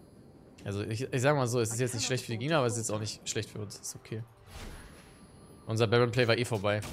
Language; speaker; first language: German; native; German